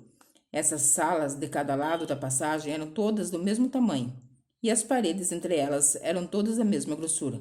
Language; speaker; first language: Portuguese; native; Portuguese